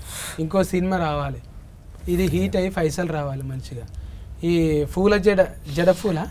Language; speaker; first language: Telugu; native; Telugu